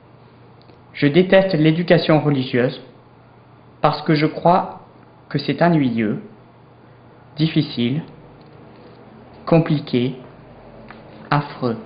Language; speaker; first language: French; non-native, learner; English